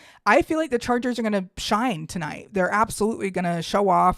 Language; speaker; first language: English; native; English